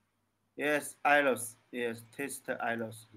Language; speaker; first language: English; non-native, learner; Chinese